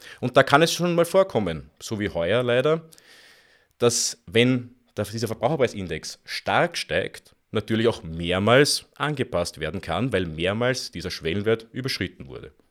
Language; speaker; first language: German; native; German